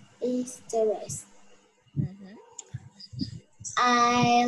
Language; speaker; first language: English; non-native, learner; Vietnamese